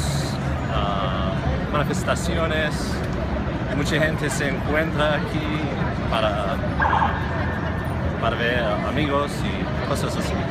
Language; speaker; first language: Spanish; non-native, fluent; English